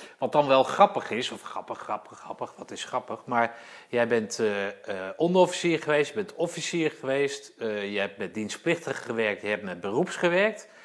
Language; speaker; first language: Dutch; native; Dutch